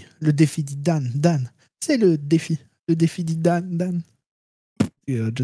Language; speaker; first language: French; native; French